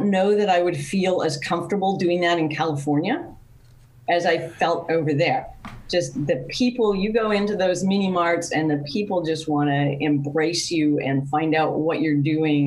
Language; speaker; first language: English; native; English